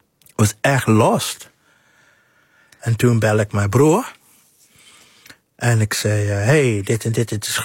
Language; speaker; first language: Dutch; non-native, fluent; English